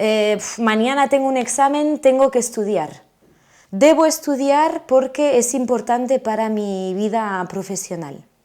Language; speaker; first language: Spanish; non-native, fluent; French